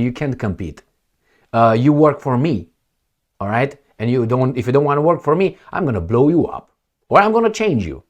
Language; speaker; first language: English; non-native, fluent; Romanian